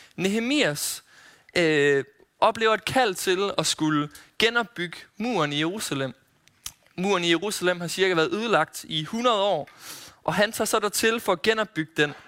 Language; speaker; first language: Danish; native; Danish